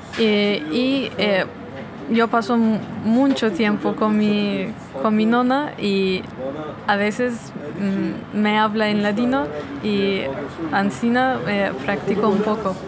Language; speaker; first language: Spanish; non-native, fluent; Turkish